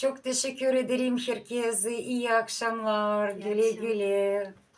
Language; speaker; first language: Turkish; non-native, learner; Russian